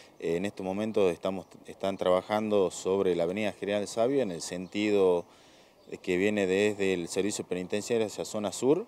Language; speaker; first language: Spanish; native; Spanish